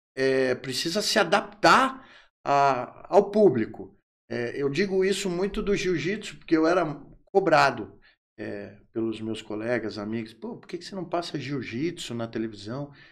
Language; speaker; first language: Portuguese; native; Portuguese